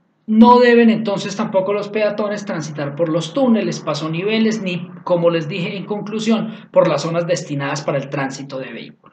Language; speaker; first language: Spanish; native; Spanish